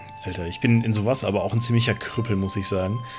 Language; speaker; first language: German; native; German